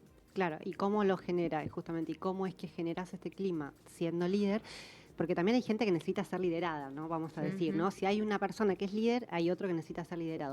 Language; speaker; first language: Spanish; native; Spanish